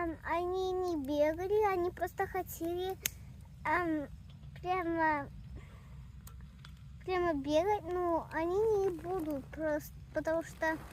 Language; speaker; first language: Russian; early bilingual, heritage; Russian